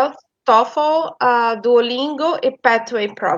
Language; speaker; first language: English; non-native, fluent; Portuguese